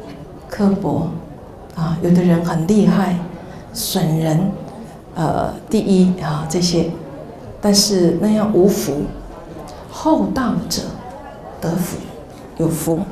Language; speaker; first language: Chinese; native; Chinese